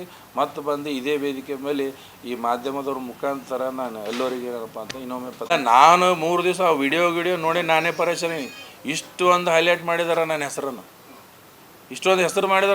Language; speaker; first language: Kannada; native; Kannada